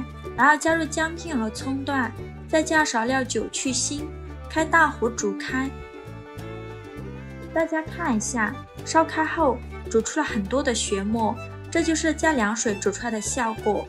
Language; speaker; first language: Chinese; native; Chinese